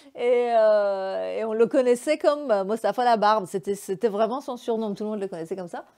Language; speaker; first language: French; non-native, fluent; Persian